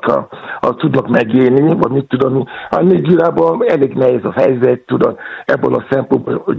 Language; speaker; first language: Hungarian; non-native, fluent; Yoruba